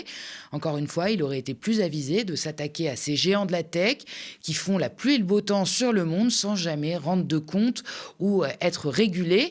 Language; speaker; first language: French; native; French